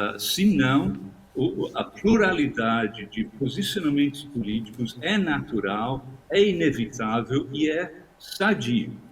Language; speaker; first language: Portuguese; non-native, fluent; English